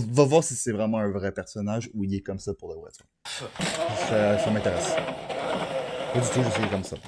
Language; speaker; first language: French; native; French